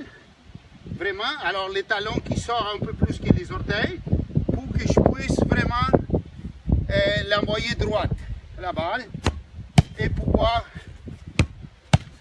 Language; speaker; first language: French; non-native, fluent; Spanish